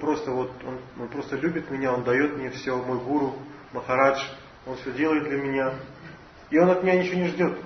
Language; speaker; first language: Russian; native; Russian